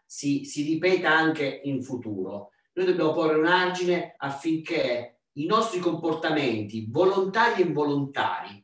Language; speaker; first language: Italian; native; Italian